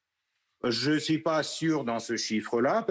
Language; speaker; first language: French; non-native, fluent; Russian